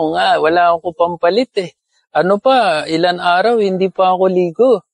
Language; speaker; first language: Filipino; non-native, learner; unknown